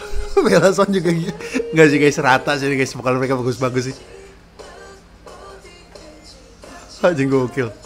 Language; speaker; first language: Indonesian; native; Indonesian